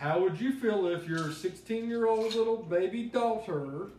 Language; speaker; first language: English; native; English